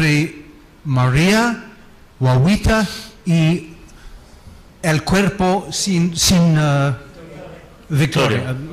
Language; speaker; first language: Spanish; non-native, learner; English